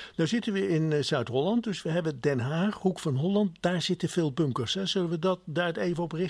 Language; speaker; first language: Dutch; native; Dutch